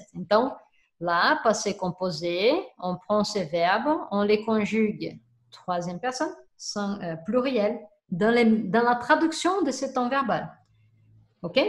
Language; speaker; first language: French; non-native, fluent; Portuguese